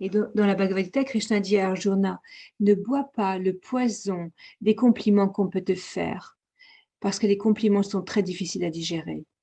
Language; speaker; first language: French; native; French